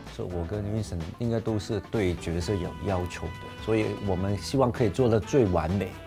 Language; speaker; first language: Chinese; non-native, local second language; Cantonese